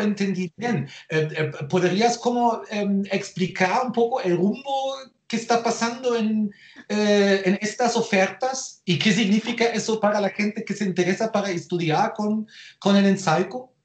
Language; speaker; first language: Spanish; non-native, fluent; German